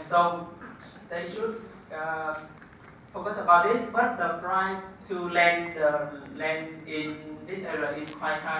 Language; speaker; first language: English; non-native, learner; Vietnamese